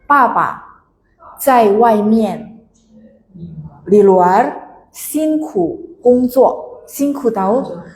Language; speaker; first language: Chinese; non-native, fluent; Indonesian